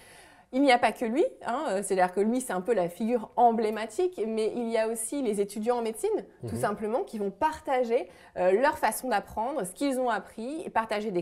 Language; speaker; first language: French; native; French